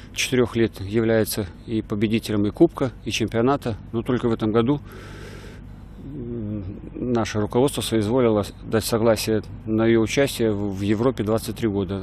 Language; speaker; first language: Russian; native; Russian